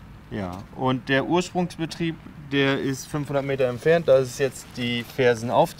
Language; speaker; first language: German; native; German